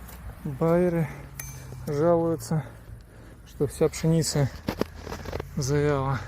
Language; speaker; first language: Russian; native; Russian